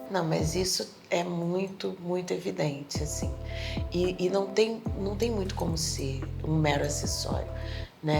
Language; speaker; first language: Portuguese; native; Portuguese